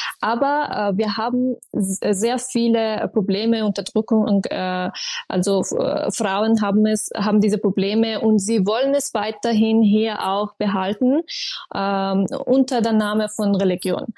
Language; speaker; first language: German; non-native, fluent; Persian